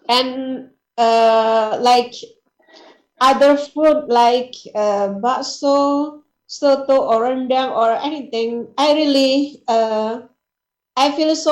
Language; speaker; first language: English; non-native, learner; Indonesian